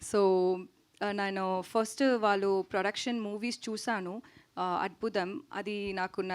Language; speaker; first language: Telugu; non-native, learner; Tamil